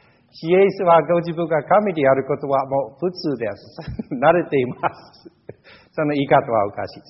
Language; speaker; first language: Japanese; non-native, fluent; English